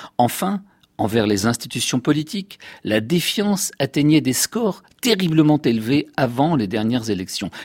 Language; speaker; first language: French; native; French